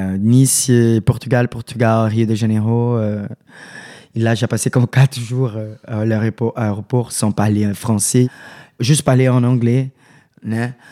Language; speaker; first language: French; non-native, learner; Portuguese